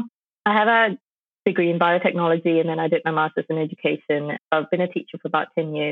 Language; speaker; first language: English; non-native, local second language; Tamil